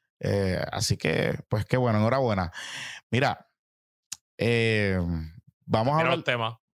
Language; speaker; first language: Spanish; native; Spanish